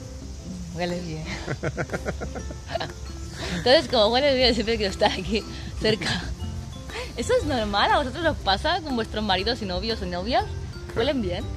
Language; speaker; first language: Spanish; native; Spanish